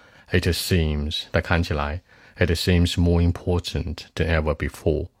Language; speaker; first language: English; non-native, fluent; Chinese